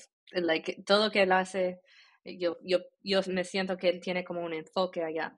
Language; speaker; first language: Spanish; early bilingual, heritage; Spanish